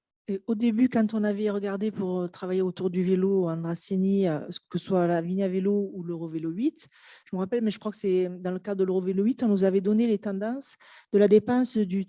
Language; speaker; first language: French; native; French